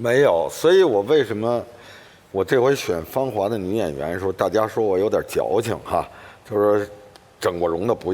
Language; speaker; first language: Chinese; native; Chinese